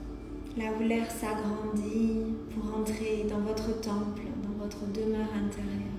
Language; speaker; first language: French; native; French